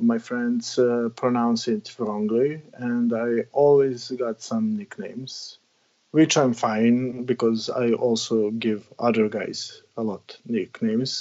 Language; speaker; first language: English; non-native, learner; Serbian